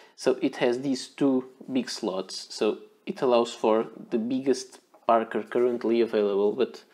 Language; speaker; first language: English; non-native, fluent; Portuguese